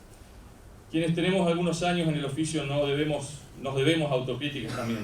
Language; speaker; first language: Spanish; native; Spanish